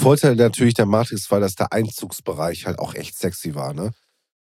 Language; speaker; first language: German; native; German